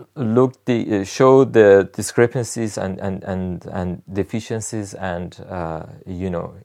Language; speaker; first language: English; non-native, fluent; Persian